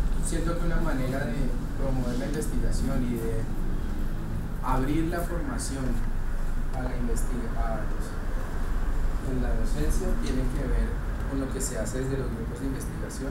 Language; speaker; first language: Spanish; native; Spanish